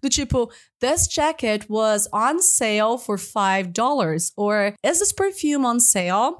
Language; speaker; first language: English; non-native, fluent; Portuguese